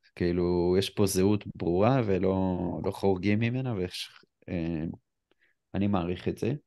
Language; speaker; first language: Hebrew; native; Hebrew